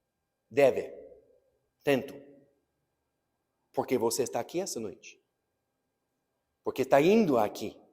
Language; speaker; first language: Portuguese; non-native, fluent; English